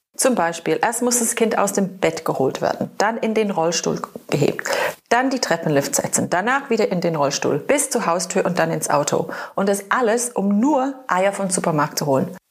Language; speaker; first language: German; non-native, fluent; English